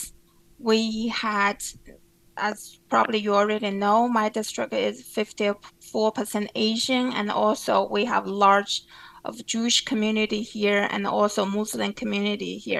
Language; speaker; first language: English; non-native, fluent; Chinese